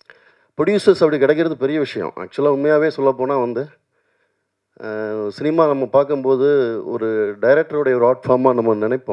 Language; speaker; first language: Tamil; native; Tamil